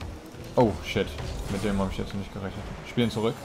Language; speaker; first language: German; native; German